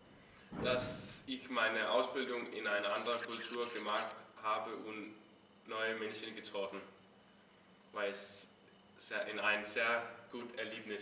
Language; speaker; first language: German; non-native, learner; Danish